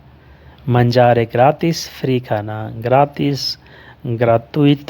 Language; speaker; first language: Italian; non-native, fluent; Urdu